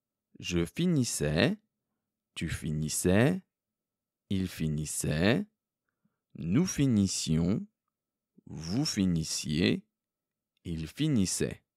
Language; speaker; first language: French; non-native, fluent; Korean